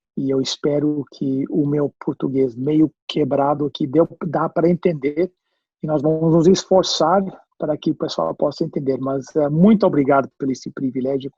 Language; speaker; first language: Portuguese; non-native, fluent; English